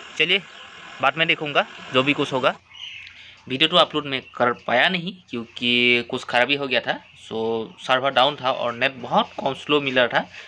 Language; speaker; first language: Hindi; non-native, local second language; Assamese